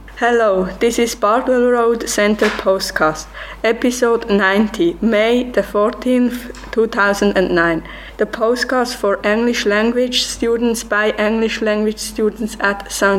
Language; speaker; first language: English; non-native, learner; Swiss German